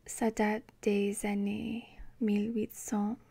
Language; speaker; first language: French; non-native, learner; English